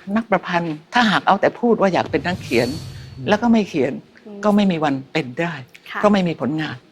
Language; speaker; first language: Thai; native; Thai